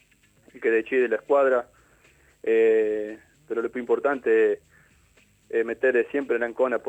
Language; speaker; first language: Italian; non-native, learner; Spanish